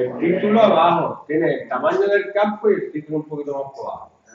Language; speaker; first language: Spanish; native; Spanish